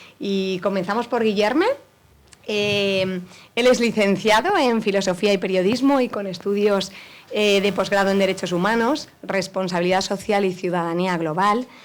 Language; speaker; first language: Spanish; native; Spanish